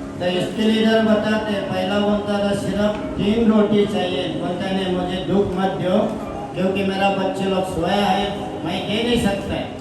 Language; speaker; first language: Hindi; non-native, local second language; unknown